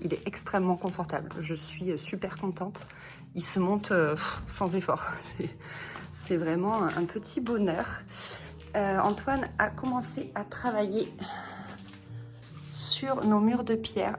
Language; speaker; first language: French; native; French